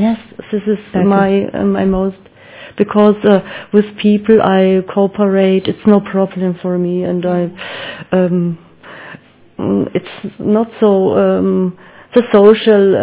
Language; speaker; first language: English; non-native, learner; German